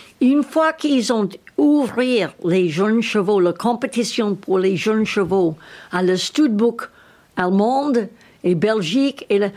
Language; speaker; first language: French; non-native, learner; English